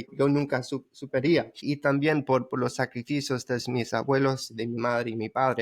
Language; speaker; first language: Spanish; early bilingual, heritage; Spanish